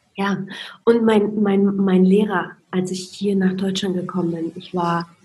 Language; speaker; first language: German; non-native, fluent; Polish